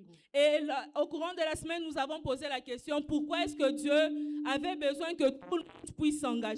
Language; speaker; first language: French; non-native, local second language; Swahili